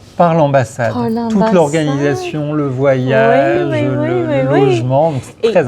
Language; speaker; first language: French; native; French